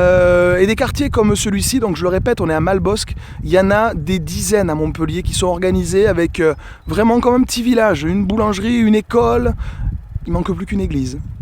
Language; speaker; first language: French; native; French